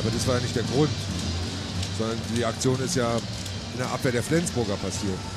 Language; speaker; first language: German; native; German